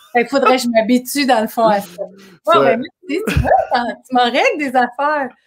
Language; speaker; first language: French; native; French